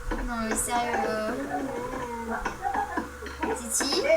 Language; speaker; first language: French; native; French